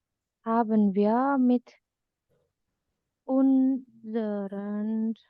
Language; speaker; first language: German; non-native, fluent; Indonesian